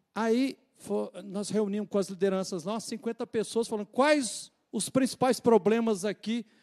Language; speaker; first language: Portuguese; native; Portuguese